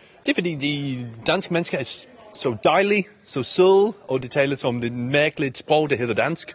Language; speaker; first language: Danish; non-native, learner; English